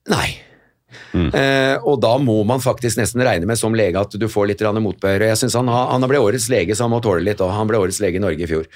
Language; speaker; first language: Norwegian; native; Norwegian